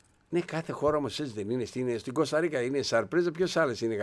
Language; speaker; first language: Greek; native; Greek